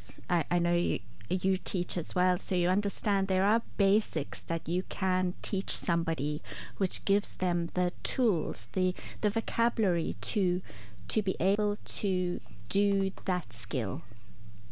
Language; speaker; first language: English; native; English